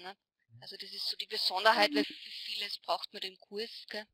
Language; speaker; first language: German; native; German